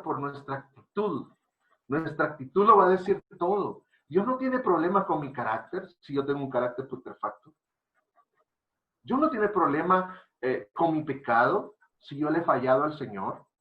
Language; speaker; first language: Spanish; native; Spanish